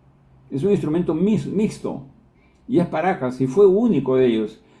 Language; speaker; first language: Spanish; native; Spanish